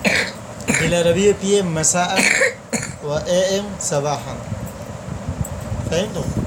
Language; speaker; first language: Arabic; non-native, fluent; Urdu